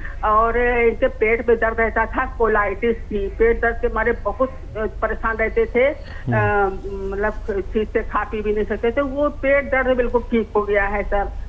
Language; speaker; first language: Hindi; native; Hindi